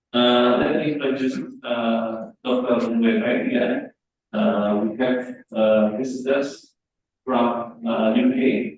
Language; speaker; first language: English; non-native, learner; Indonesian